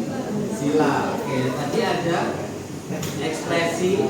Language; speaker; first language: Indonesian; native; Indonesian